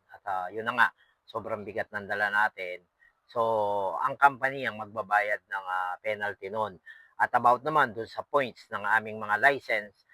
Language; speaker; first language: Filipino; non-native, local second language; Pampanga